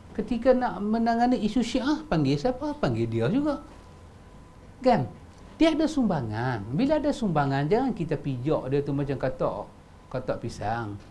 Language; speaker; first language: Malay; native; Malay